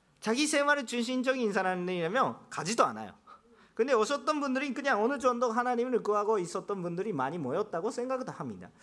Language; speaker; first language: Korean; non-native, fluent; Japanese